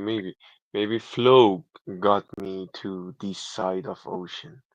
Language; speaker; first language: English; non-native, learner; Persian